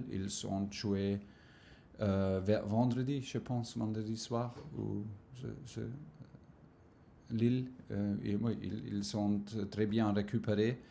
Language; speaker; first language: French; non-native, fluent; German